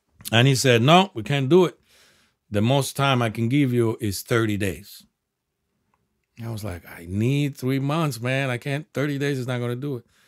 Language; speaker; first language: English; non-native, fluent; Spanish